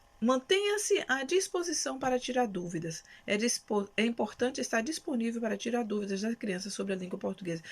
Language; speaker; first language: Portuguese; native; Portuguese